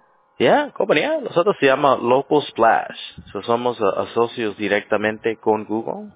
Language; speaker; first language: Spanish; non-native, learner; English